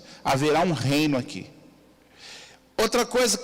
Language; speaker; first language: Portuguese; native; Portuguese